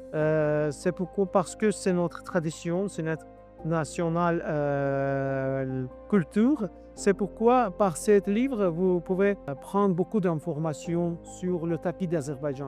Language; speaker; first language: French; non-native, learner; Azerbaijani